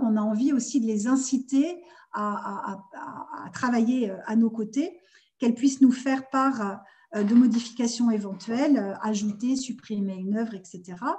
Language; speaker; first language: French; native; French